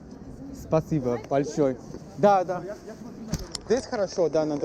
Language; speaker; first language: Russian; non-native, learner; English